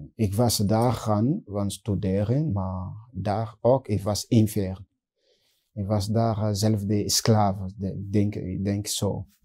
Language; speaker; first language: Dutch; non-native, learner; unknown